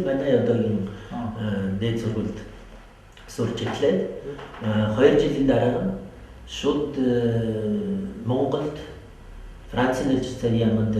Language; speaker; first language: Mongolian; non-native, fluent; French